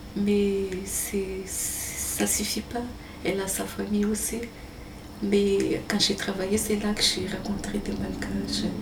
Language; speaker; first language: French; non-native, local second language; Malagasy